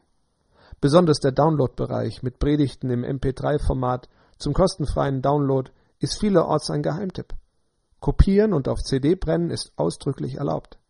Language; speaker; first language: German; native; German